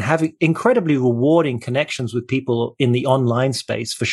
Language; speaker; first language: English; native; English